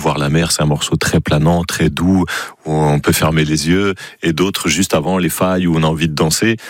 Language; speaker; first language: French; native; French